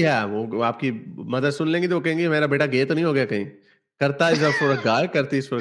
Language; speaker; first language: Hindi; native; Hindi